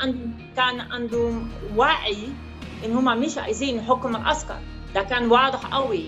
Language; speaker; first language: Arabic; non-native, fluent; Dutch